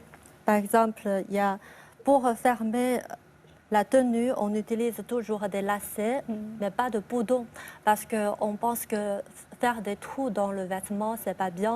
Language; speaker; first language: French; non-native, fluent; Chinese